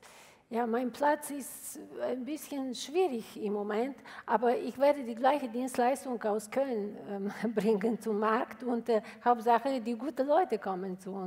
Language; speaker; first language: German; non-native, fluent; Bulgarian